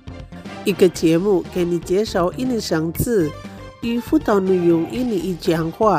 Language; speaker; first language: Chinese; non-native, fluent; Indonesian